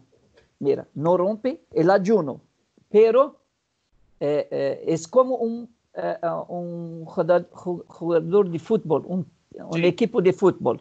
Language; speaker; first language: Spanish; non-native, fluent; Portuguese